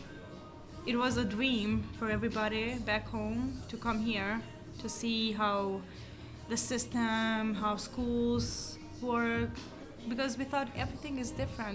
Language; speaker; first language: English; non-native, fluent; Albanian